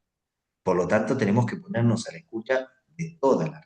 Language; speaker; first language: Spanish; native; Spanish